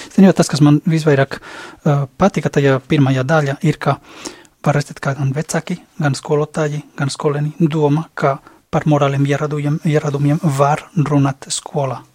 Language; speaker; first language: Latvian; non-native, fluent; Spanish